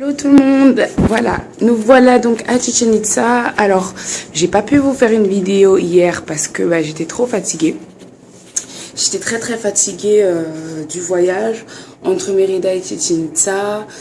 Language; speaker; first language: French; native; French